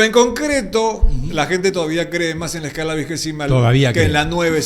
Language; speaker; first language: Spanish; native; Spanish